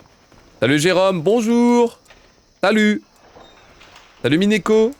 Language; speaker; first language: French; native; French